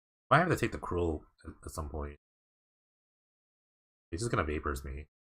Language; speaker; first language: English; native; English